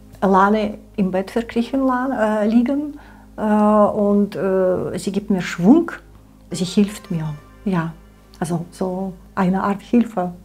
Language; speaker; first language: German; non-native, learner; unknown